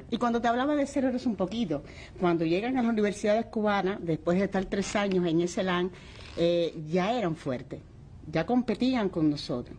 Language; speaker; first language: Spanish; native; Spanish